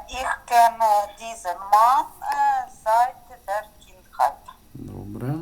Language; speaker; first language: German; non-native, learner; Ukrainian